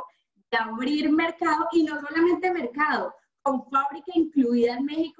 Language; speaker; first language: Spanish; native; Spanish